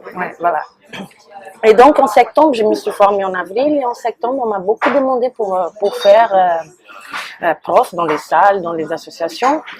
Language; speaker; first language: French; non-native, fluent; Portuguese